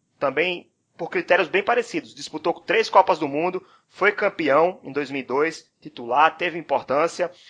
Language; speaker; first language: Portuguese; native; Portuguese